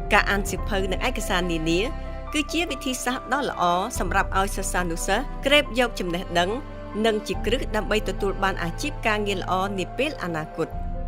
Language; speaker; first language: Khmer; native; Khmer